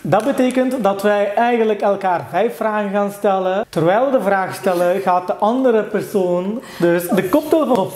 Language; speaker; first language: Dutch; early bilingual, other home language; Turkish